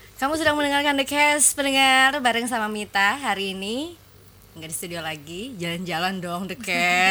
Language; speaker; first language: Indonesian; native; Indonesian